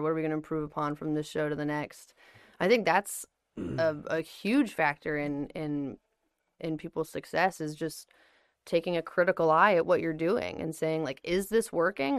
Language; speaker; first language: English; native; English